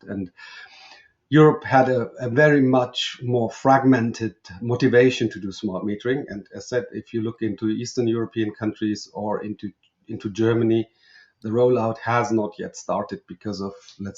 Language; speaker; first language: English; non-native, fluent; German